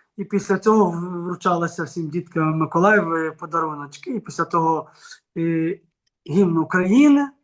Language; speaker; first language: Ukrainian; native; Ukrainian